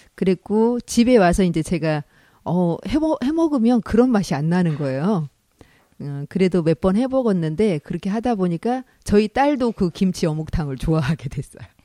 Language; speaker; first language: Korean; native; Korean